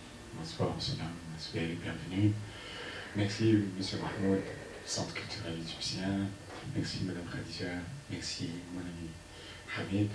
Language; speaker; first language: French; non-native, fluent; Arabic